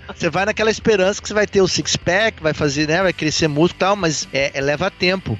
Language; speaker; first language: Portuguese; native; Portuguese